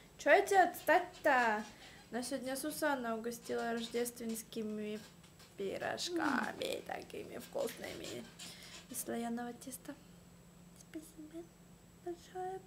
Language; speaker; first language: Russian; early bilingual, heritage; Russian